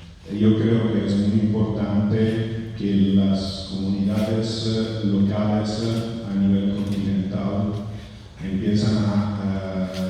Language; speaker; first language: Spanish; non-native, fluent; Italian